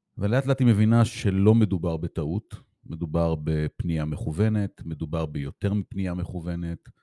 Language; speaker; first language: Hebrew; native; Hebrew